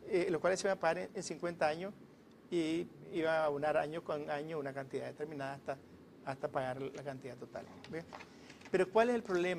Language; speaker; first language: Spanish; native; Spanish